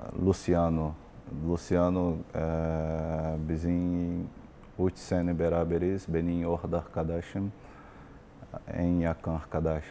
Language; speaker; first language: Turkish; non-native, learner; Portuguese